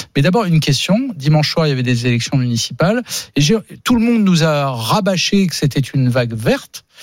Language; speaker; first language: French; native; French